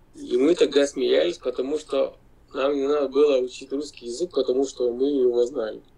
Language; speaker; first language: Russian; non-native, local second language; Lithuanian